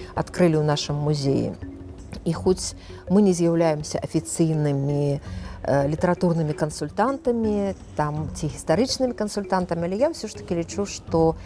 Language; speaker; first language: Belarusian; native; Belarusian